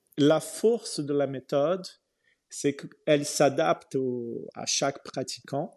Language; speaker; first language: French; non-native, fluent; Portuguese